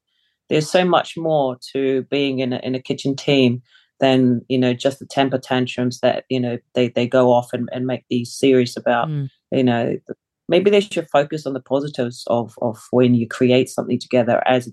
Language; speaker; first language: English; early bilingual, other home language; Samoan